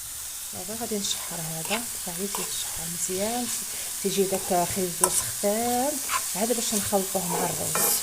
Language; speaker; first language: Arabic; native; Arabic